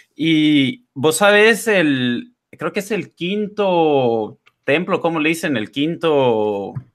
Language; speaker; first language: Spanish; native; Spanish